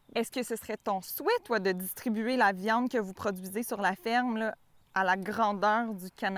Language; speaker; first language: French; native; French